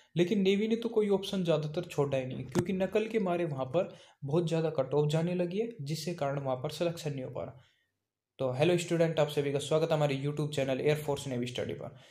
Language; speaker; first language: Hindi; native; Hindi